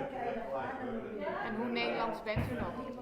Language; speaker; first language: Dutch; native; Dutch